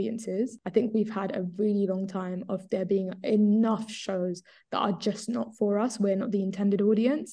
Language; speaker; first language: English; native; English